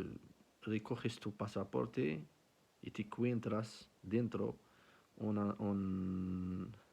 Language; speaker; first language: Spanish; non-native, learner; Arabic